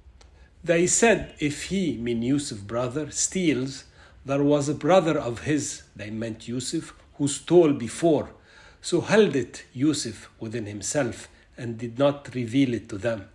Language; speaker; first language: English; non-native, fluent; Arabic